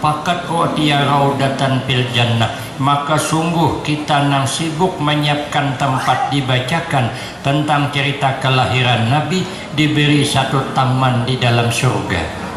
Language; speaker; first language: Indonesian; non-native, local second language; Banjar